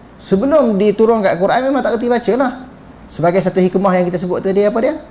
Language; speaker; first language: Malay; native; Malay